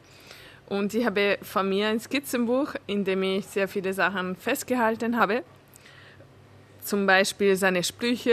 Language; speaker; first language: German; early bilingual, heritage; German